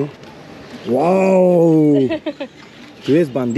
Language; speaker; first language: Spanish; non-native, learner; Swedish